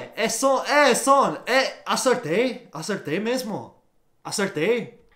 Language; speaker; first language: Portuguese; non-native, learner; English